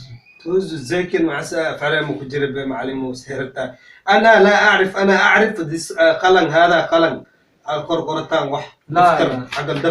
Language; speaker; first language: Arabic; non-native, learner; Somali